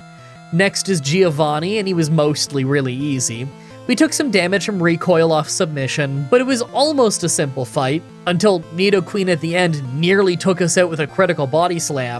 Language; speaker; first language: English; native; English